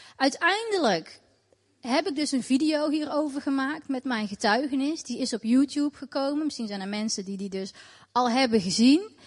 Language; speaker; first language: Dutch; native; Dutch